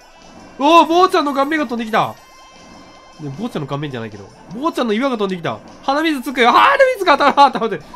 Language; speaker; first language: Japanese; native; Japanese